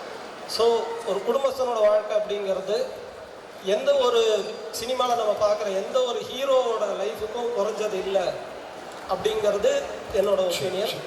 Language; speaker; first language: Tamil; native; Tamil